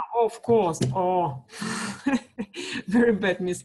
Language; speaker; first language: English; non-native, learner; Russian